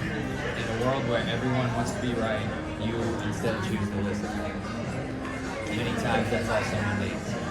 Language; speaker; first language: English; native; English